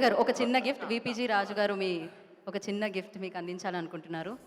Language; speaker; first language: Telugu; native; Telugu